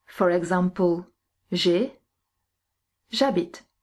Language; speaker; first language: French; non-native, fluent; English